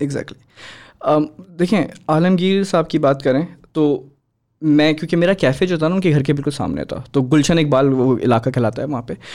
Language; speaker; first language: Urdu; native; Urdu